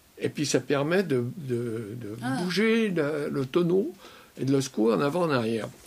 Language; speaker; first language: French; native; French